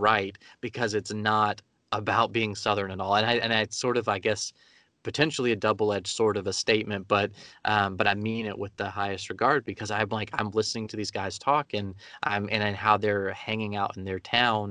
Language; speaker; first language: English; native; English